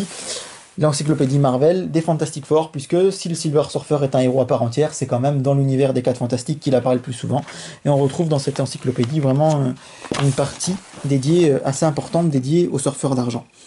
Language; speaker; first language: French; native; French